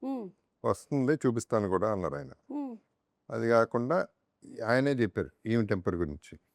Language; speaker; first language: Telugu; native; Telugu